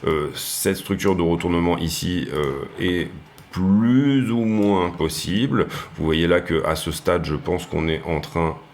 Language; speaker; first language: French; native; French